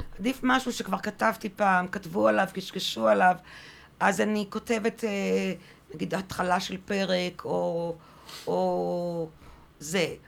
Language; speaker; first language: Hebrew; early bilingual, other home language; French